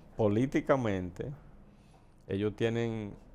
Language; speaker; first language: Spanish; native; Spanish